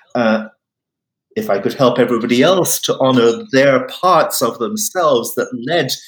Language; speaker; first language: English; native; English